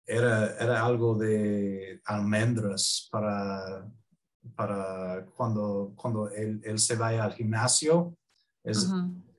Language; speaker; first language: Spanish; non-native, fluent; English